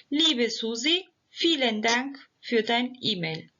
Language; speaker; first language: German; non-native, fluent; Turkish